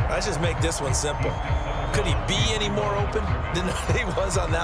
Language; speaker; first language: English; native; English